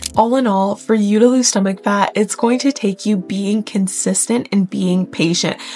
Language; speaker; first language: English; native; English